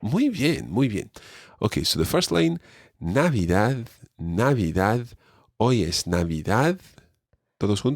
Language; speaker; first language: Spanish; non-native, fluent; English